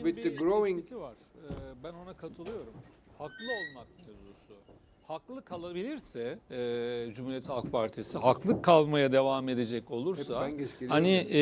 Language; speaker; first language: Turkish; native; Turkish